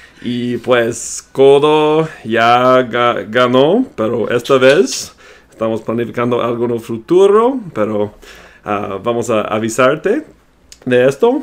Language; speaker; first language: Spanish; non-native, fluent; English